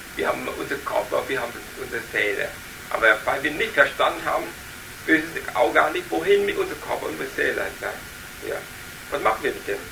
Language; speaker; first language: German; non-native, learner; Vietnamese